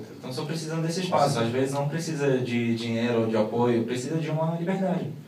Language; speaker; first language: Portuguese; non-native, fluent; Arabic